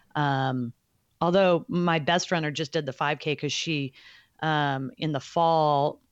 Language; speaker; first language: English; native; English